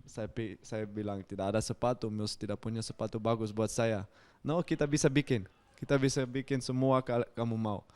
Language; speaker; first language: Indonesian; non-native, fluent; Dutch